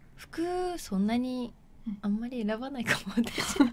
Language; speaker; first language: Japanese; native; Japanese